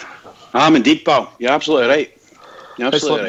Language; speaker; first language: English; native; English